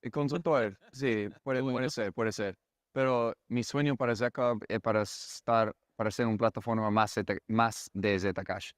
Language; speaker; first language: Spanish; non-native, fluent; English